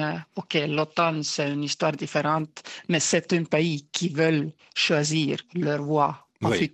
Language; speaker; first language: French; non-native, fluent; Estonian